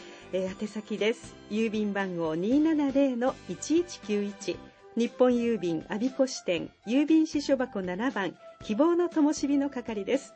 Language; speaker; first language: Japanese; native; Japanese